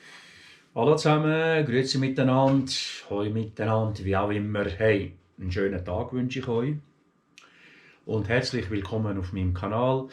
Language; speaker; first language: German; early bilingual, other home language; Turkish